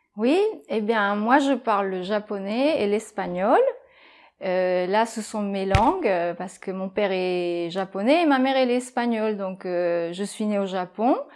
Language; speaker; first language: French; non-native, fluent; Japanese